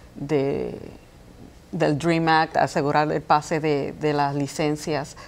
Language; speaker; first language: Spanish; early bilingual, heritage; Spanish